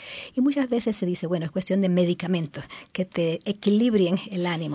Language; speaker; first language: Spanish; native; Spanish